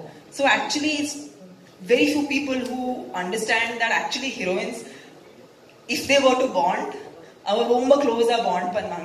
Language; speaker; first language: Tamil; non-native, local second language; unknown